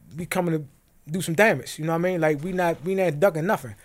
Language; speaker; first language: English; native; English